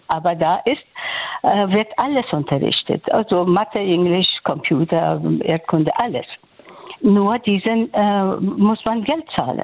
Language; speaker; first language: German; non-native, fluent; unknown